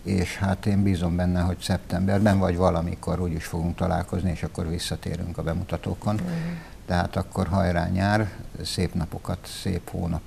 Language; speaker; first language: Hungarian; native; Hungarian